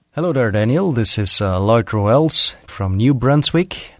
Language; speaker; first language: English; non-native, fluent; Dutch